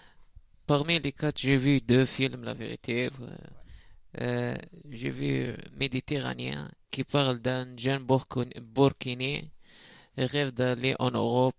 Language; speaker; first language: French; non-native, learner; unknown